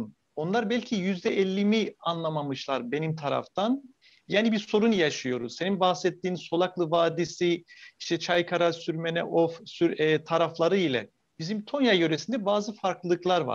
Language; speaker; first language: Turkish; native; Turkish